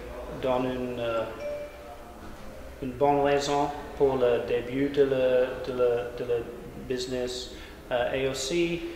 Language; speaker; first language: French; non-native, learner; English